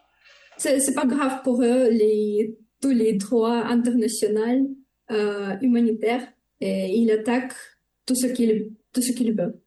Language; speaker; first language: French; non-native, learner; Ukrainian